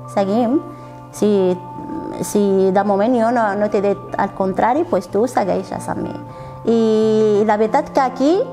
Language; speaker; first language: Catalan; non-native, learner; Arabic